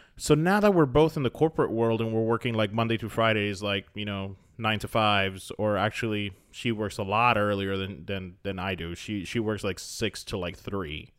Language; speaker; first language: English; native; English